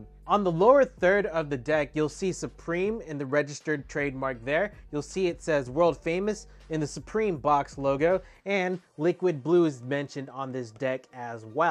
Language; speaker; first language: English; native; English